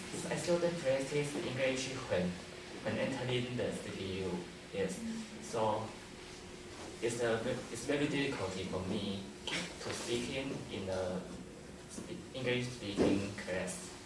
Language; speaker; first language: English; non-native, learner; Chinese